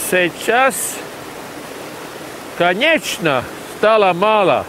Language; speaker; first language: Russian; non-native, local second language; Latvian